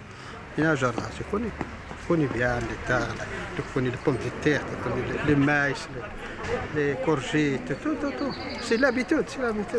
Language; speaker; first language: French; non-native, learner; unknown